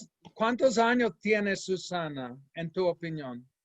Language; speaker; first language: Spanish; non-native, fluent; English